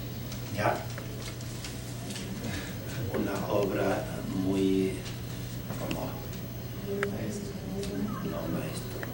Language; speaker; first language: Spanish; non-native, learner; Chinese